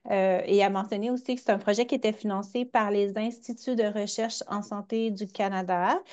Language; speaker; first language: French; native; French